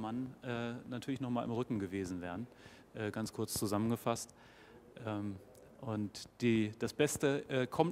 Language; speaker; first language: German; native; German